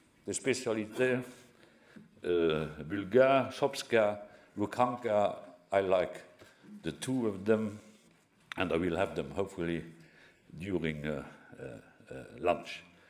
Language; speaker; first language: English; non-native, fluent; Luxembourgish